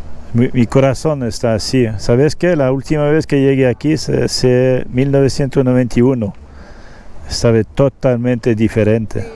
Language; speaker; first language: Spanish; non-native, learner; French